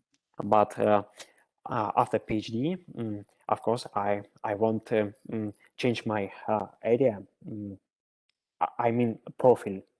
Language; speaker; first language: English; non-native, learner; Russian